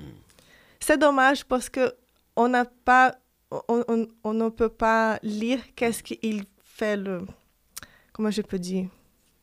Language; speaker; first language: French; non-native, fluent; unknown